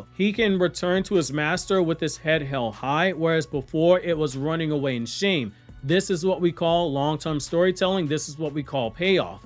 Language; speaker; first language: English; native; English